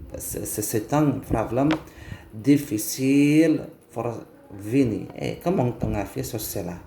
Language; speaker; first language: French; non-native, learner; Indonesian